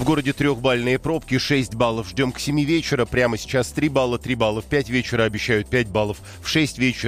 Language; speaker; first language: Russian; native; Russian